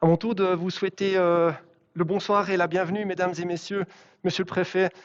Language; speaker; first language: German; non-native, local second language; French